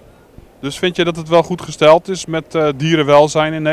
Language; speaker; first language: Dutch; native; Dutch